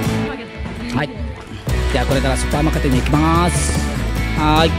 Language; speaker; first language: Japanese; non-native, fluent; Balinese